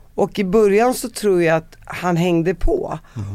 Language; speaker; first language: Swedish; early bilingual, other home language; Arabic